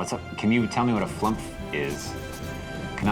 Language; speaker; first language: English; native; English